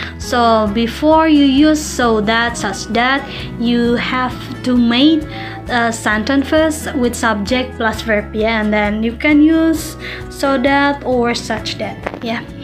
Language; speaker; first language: English; non-native, fluent; Indonesian